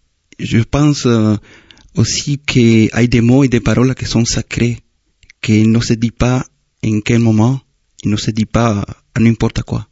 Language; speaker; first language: French; non-native, fluent; Spanish